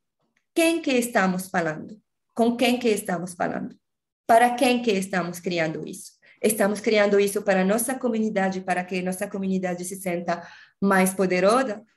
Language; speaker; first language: Portuguese; non-native, learner; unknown